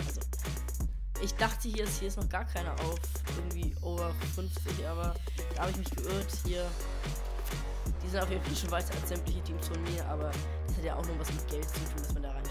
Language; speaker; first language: German; native; German